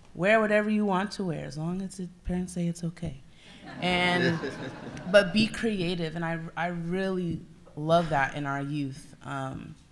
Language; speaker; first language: English; native; English